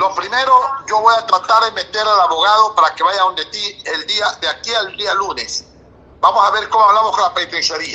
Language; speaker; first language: Spanish; native; Spanish